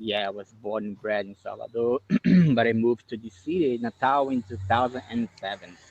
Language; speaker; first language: English; non-native, fluent; Portuguese